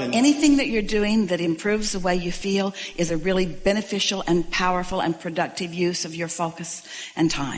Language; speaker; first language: English; native; English